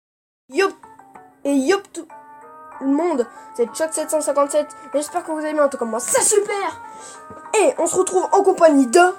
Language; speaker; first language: French; native; French